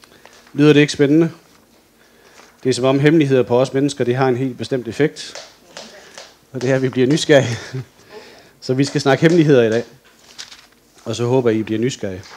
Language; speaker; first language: Danish; native; Danish